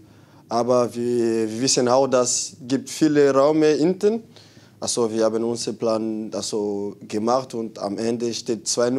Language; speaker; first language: German; non-native, fluent; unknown